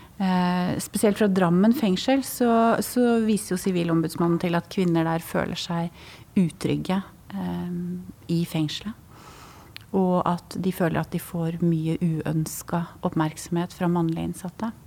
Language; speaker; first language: Norwegian; native; Norwegian